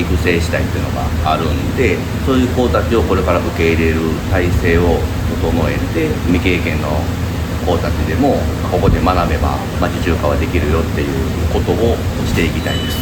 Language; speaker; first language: Japanese; native; Japanese